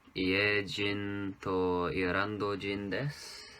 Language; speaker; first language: Japanese; non-native, learner; English